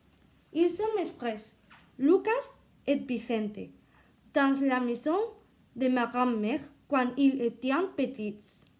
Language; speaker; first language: French; non-native, learner; Spanish